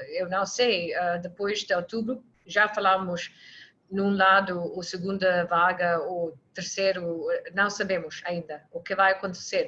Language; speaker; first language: Portuguese; non-native, fluent; English